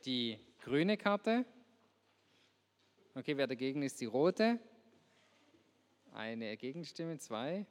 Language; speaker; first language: German; native; German